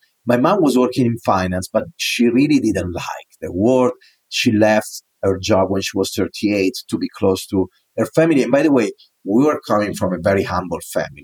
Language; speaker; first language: English; non-native, fluent; Italian